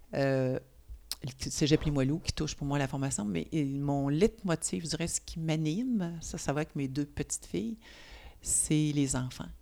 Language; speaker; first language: French; native; French